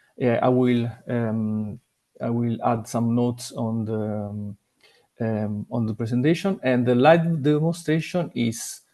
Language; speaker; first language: English; non-native, learner; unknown